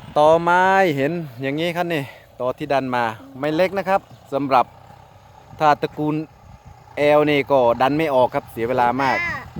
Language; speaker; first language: Thai; native; Thai